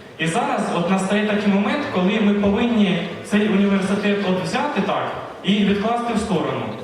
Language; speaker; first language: Ukrainian; native; Ukrainian